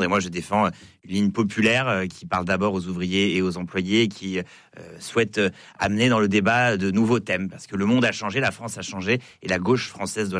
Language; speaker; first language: French; native; French